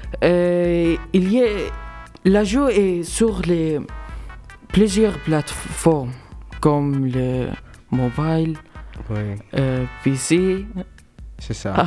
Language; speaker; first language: French; non-native, local second language; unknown